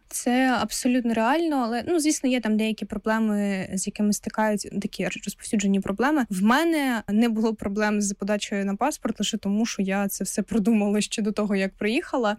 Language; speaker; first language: Ukrainian; non-native, local second language; Russian